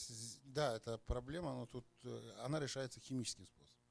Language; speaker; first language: Russian; native; Russian